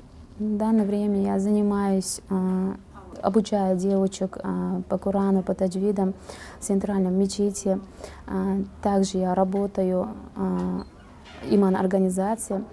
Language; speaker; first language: Russian; non-native, fluent; Uzbek